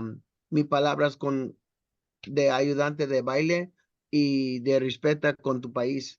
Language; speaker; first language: Spanish; non-native, learner; English